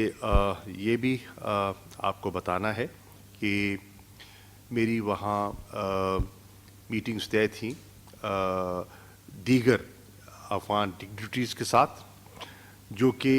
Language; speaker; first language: Urdu; native; Urdu